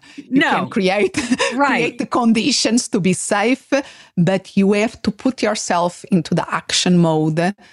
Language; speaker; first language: English; non-native, fluent; Portuguese